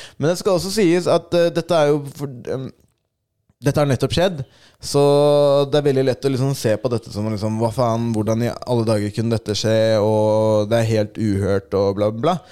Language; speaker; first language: Norwegian; native; Norwegian